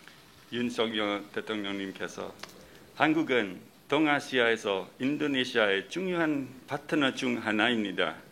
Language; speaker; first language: Korean; non-native, fluent; Indonesian